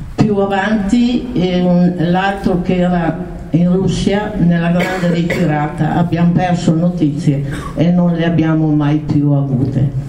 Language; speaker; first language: Italian; native; Italian